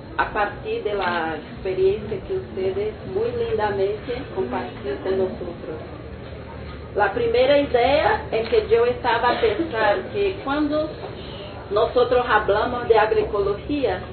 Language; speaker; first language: Spanish; non-native, learner; Portuguese